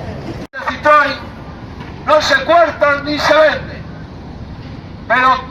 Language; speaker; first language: Spanish; non-native, local second language; Galician